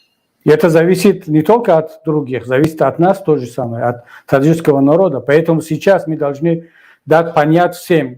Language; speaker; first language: Russian; non-native, local second language; Tajik